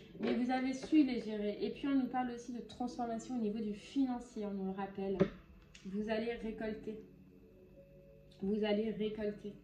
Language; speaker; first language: French; native; French